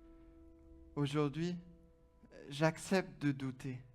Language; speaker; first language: French; non-native, fluent; German